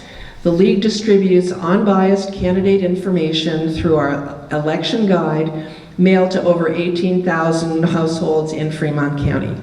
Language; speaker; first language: English; native; English